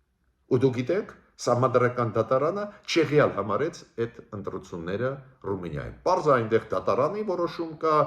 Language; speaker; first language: Armenian; native; Armenian